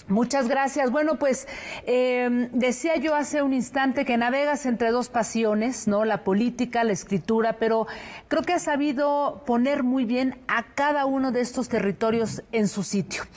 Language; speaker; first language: Spanish; native; Spanish